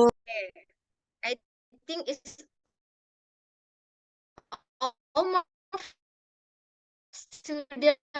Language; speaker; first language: English; non-native, learner; Indonesian